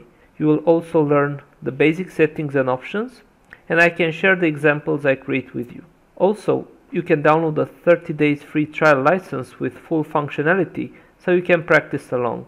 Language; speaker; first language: English; non-native, fluent; Romanian